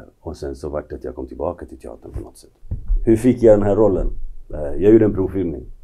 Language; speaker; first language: Swedish; early bilingual, other home language; Kurdish